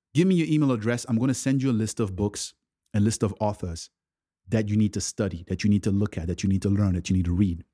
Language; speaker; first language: English; early bilingual, other home language; French